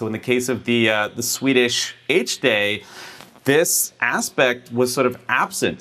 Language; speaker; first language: English; native; English